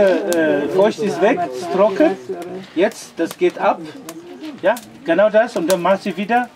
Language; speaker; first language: German; non-native, learner; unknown